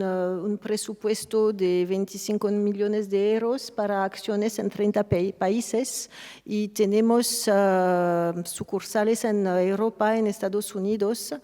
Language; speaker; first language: Spanish; non-native, fluent; French